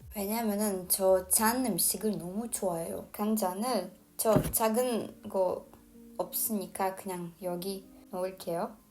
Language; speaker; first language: Korean; non-native, fluent; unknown